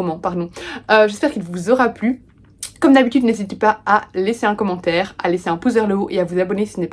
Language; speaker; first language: French; native; French